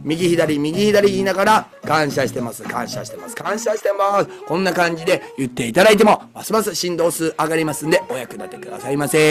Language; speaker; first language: Japanese; native; Japanese